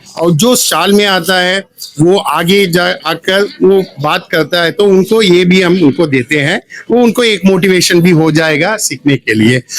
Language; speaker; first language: Hindi; non-native, local second language; Tamil